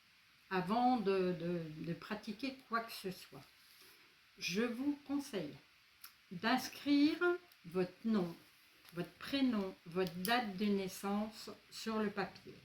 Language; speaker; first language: French; native; French